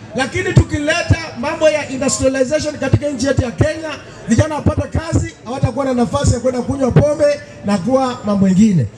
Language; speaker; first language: Swahili; non-native, local second language; Luyia